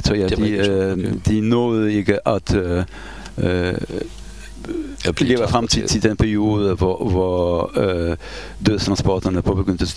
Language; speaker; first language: Danish; non-native, fluent; Polish